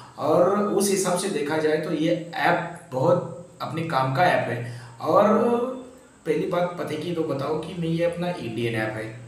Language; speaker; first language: Hindi; non-native, local second language; Marathi